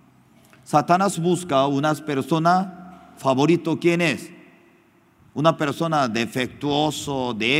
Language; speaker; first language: Spanish; non-native, fluent; Korean